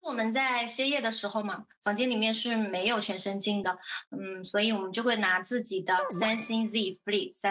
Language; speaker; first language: Chinese; native; Chinese